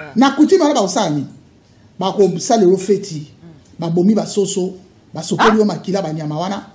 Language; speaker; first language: Lingala; non-native, local second language; Luba-Lulua